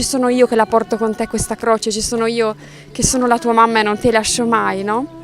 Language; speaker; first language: Italian; native; Italian